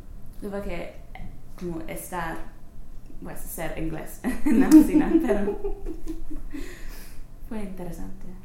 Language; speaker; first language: Spanish; non-native, learner; English